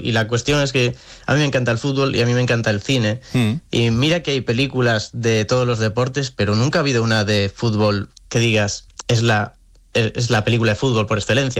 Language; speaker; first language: Spanish; native; Spanish